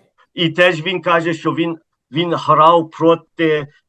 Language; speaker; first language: Ukrainian; early bilingual, heritage; Ukrainian